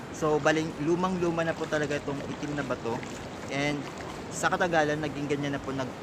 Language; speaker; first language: Filipino; non-native, local second language; Cebuano